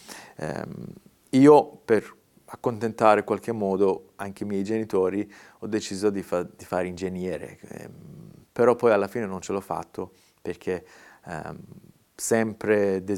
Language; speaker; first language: Italian; non-native, fluent; Persian